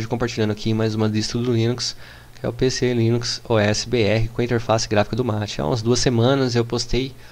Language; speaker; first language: Portuguese; native; Portuguese